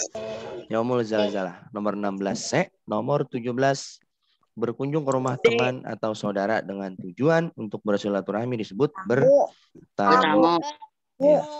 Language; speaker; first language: Indonesian; native; Indonesian